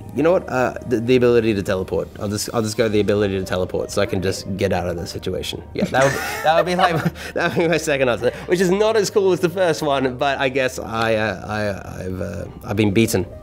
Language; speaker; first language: English; native; English